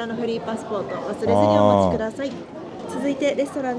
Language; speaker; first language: Japanese; native; Japanese